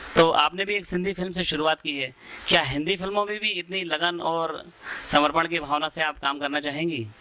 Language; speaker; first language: Hindi; non-native, local second language; Sindhi